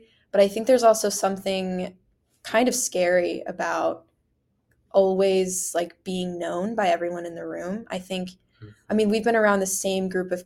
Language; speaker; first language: English; native; English